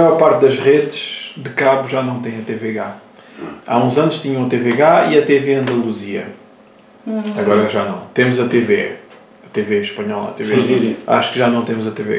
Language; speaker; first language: Portuguese; native; Portuguese